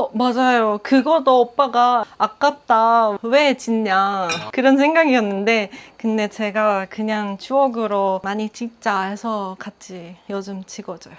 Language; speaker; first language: Korean; non-native, fluent; Japanese